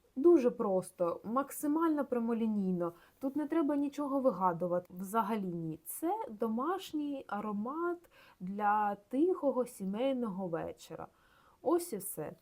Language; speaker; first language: Ukrainian; non-native, local second language; Russian